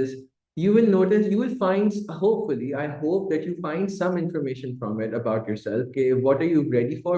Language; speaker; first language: English; non-native, local second language; Urdu